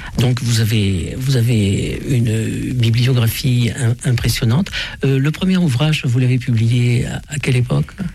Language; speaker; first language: French; native; French